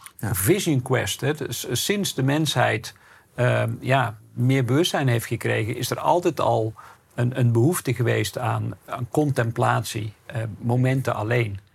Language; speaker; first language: Dutch; native; Dutch